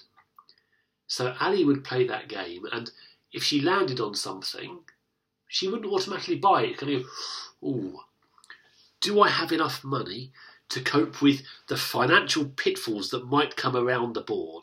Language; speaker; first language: English; native; English